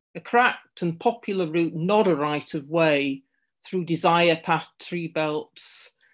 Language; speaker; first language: English; native; English